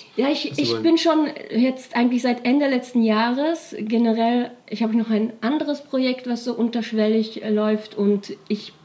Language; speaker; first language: German; native; German